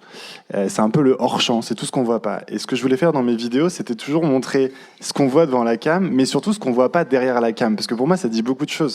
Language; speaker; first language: French; native; French